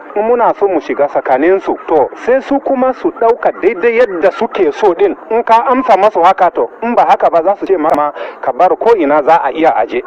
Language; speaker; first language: Hausa; non-native, local second language; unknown